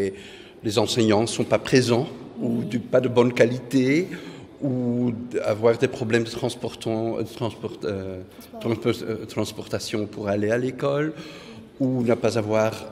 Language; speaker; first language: French; non-native, fluent; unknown